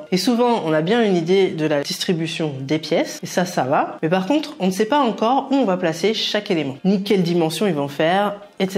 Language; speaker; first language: French; native; French